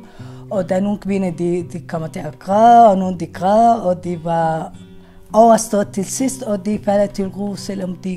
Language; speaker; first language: Danish; non-native, fluent; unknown